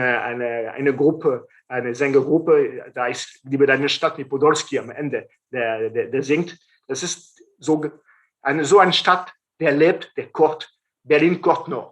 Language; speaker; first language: German; non-native, fluent; French